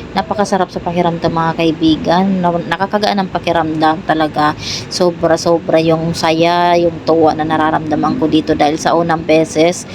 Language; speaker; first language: Filipino; non-native, local second language; Bikol